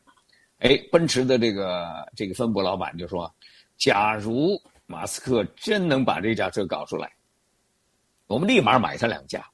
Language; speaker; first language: Chinese; native; Chinese